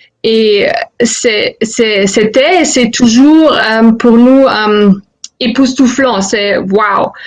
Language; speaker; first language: French; non-native, fluent; German